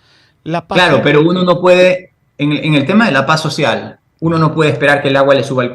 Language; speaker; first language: Spanish; native; Spanish